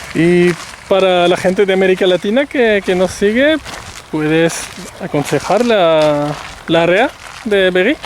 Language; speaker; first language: Spanish; non-native, learner; French